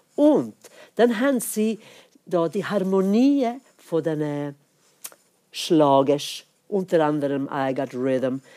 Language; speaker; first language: German; non-native, fluent; Swedish